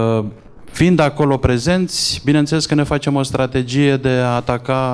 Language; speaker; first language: Romanian; native; Romanian